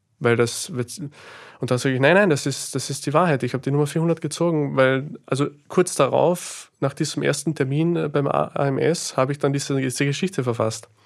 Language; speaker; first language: German; native; German